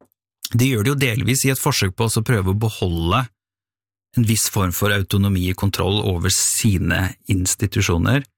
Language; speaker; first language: Norwegian; native; Norwegian